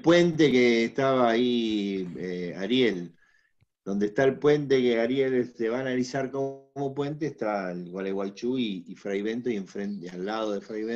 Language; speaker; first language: Spanish; native; Spanish